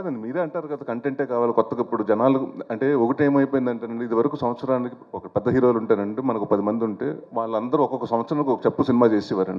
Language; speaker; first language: Telugu; native; Telugu